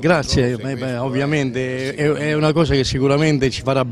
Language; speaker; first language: Italian; native; Italian